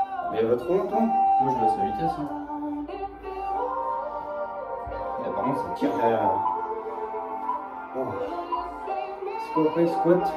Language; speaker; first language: French; native; French